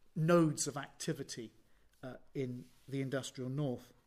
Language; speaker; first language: English; native; English